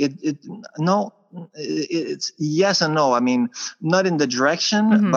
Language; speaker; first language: English; non-native, fluent; French